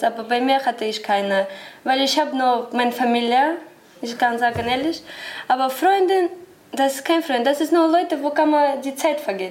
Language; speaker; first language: German; non-native, learner; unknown